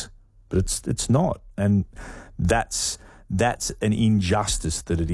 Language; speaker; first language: English; native; English